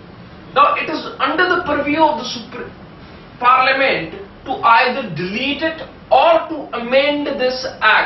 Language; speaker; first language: English; non-native, local second language; Hindi